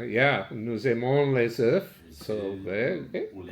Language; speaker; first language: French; non-native, learner; English